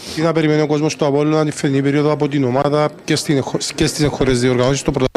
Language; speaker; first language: Greek; native; Greek